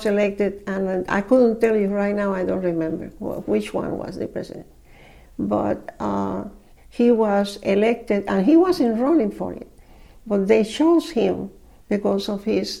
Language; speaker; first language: English; non-native, fluent; Spanish